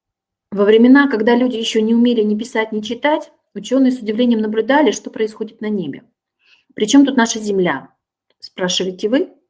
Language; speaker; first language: Russian; native; Russian